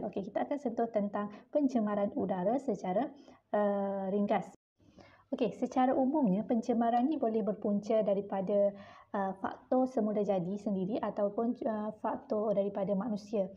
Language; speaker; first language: Malay; native; Malay